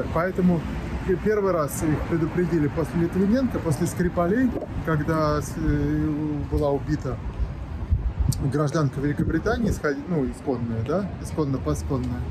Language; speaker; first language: Russian; native; Russian